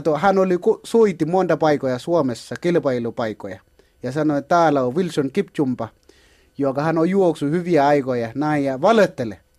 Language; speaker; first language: Finnish; non-native, learner; Kalenjin